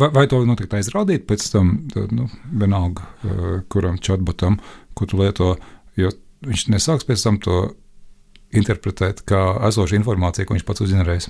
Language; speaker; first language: Latvian; native; Latvian